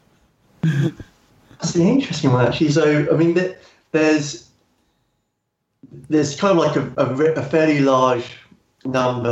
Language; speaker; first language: English; native; English